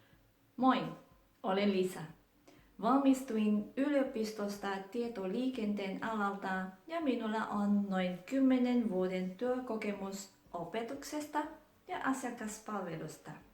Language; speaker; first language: Finnish; non-native, learner; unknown